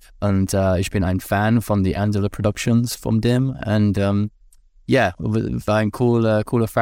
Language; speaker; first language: German; non-native, learner; English